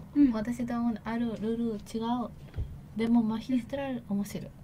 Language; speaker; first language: Japanese; non-native, learner; Spanish